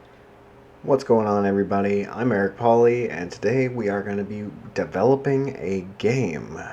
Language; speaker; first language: English; native; English